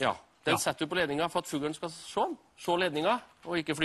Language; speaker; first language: Norwegian; native; Norwegian